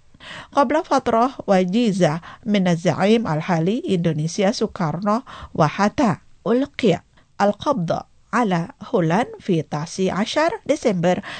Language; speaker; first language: Arabic; non-native, fluent; Indonesian